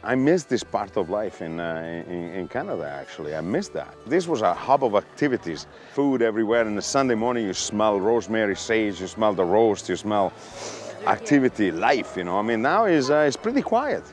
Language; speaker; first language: English; non-native, fluent; Italian